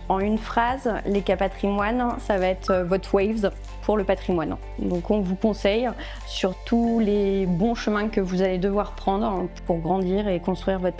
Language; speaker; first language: French; native; French